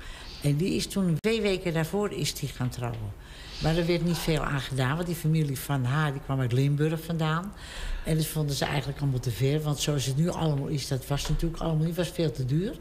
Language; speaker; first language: Dutch; native; Dutch